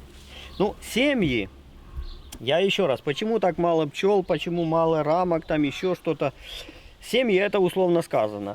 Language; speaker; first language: Russian; native; Russian